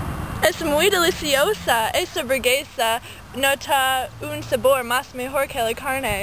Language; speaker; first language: Spanish; non-native, learner; English